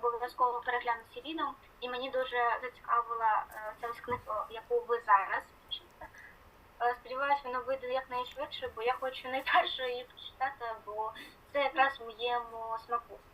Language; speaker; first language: Ukrainian; native; Ukrainian